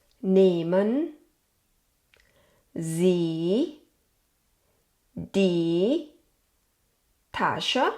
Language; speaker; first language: German; non-native, fluent; Thai